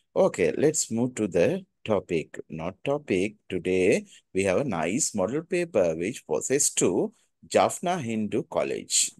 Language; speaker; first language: English; non-native, local second language; Tamil